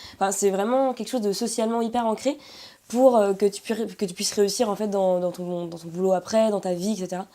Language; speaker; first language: French; native; French